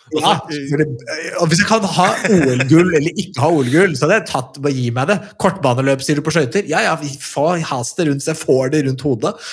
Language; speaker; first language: Norwegian; native; Norwegian